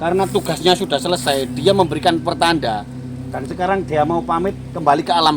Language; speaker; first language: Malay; non-native, local second language; Javanese